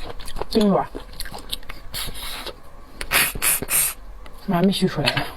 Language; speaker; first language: Chinese; native; Chinese